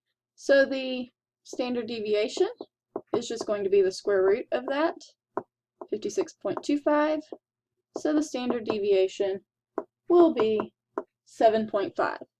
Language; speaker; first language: English; native; English